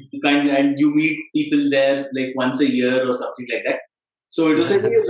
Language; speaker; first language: English; non-native, local second language; Kannada